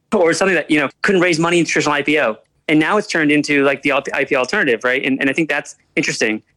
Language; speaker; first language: English; native; English